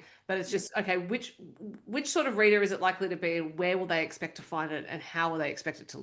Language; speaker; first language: English; native; English